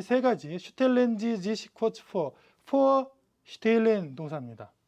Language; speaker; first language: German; non-native, fluent; Korean